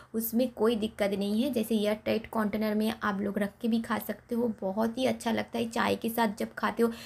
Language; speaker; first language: Hindi; non-native, local second language; Bangla